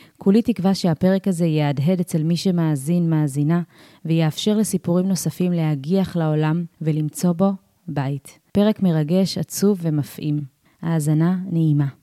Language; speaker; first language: Hebrew; early bilingual, other home language; Amharic